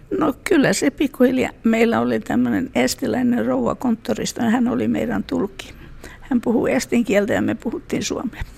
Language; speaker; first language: Finnish; native; Finnish